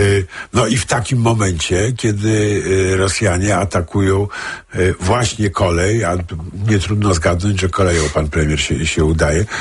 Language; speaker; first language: Polish; native; Polish